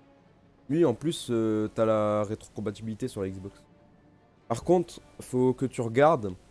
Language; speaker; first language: French; native; French